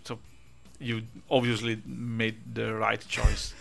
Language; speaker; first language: English; non-native, fluent; Italian